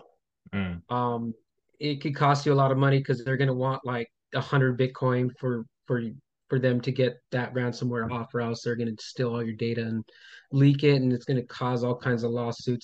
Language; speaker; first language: English; native; English